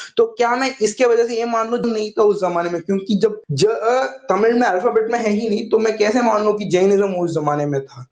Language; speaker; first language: Hindi; non-native, local second language; Tamil